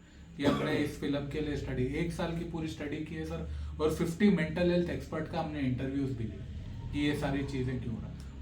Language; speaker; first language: Hindi; native; Hindi